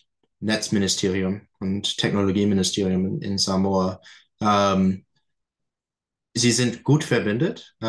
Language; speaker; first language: German; non-native, fluent; English